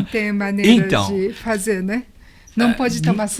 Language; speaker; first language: Portuguese; non-native, learner; Japanese